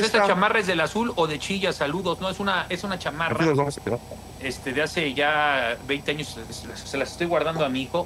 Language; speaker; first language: Spanish; native; Spanish